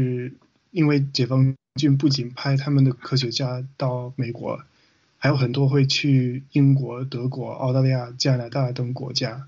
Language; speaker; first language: Chinese; non-native, fluent; English